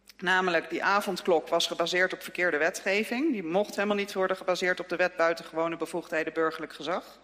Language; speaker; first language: Dutch; native; Dutch